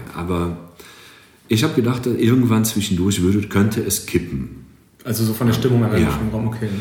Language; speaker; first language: German; non-native, fluent; Greek